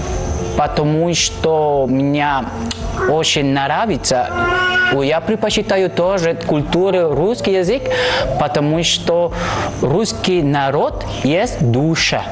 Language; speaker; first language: Russian; non-native, learner; Spanish